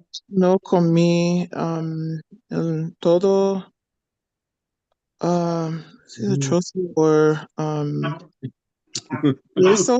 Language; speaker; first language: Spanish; non-native, learner; English